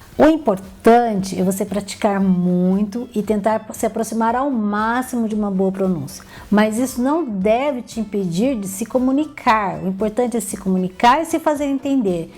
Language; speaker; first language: Portuguese; native; Portuguese